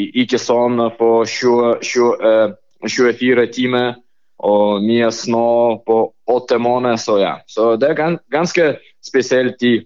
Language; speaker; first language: Norwegian; non-native, learner; Lithuanian